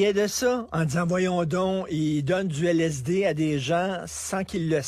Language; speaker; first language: French; native; French